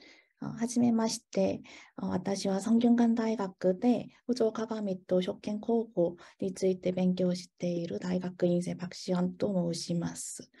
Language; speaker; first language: Japanese; non-native, fluent; Korean